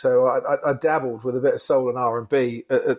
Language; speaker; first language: English; native; English